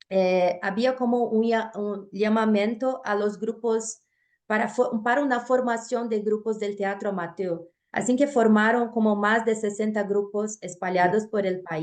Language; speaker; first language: Spanish; non-native, fluent; Portuguese